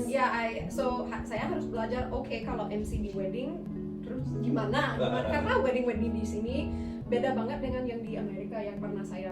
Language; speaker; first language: Indonesian; non-native, fluent; English